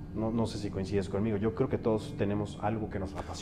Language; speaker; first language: Spanish; native; Spanish